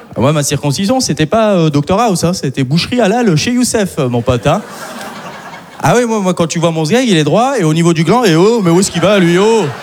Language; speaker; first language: French; early bilingual, other home language; Arabic